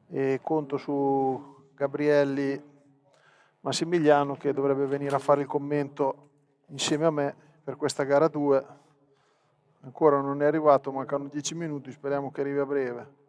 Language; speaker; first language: Italian; native; Italian